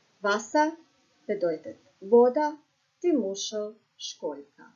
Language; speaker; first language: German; non-native, fluent; Croatian